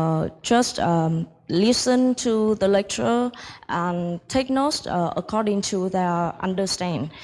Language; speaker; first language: English; non-native, fluent; Vietnamese